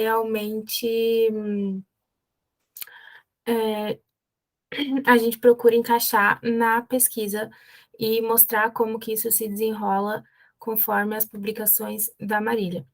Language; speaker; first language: Portuguese; native; Portuguese